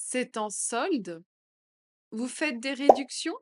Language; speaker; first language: French; native; French